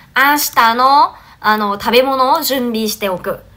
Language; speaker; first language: Japanese; non-native, fluent; Vietnamese